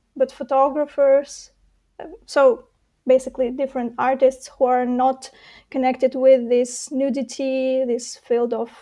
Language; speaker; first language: English; non-native, fluent; Russian